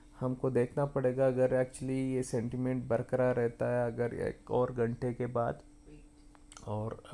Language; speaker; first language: Hindi; non-native, local second language; Kannada